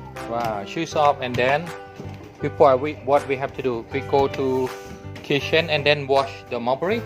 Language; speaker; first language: English; non-native, learner; Thai